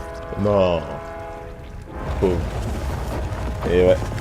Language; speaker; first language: French; native; French